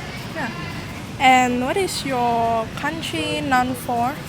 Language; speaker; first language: English; non-native, learner; Vietnamese